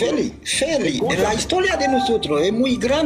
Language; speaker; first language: Spanish; non-native, learner; Haitian Creole